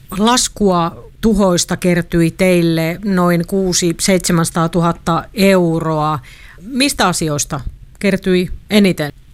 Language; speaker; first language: Finnish; native; Finnish